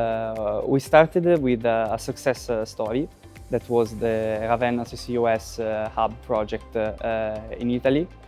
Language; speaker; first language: English; non-native, fluent; Italian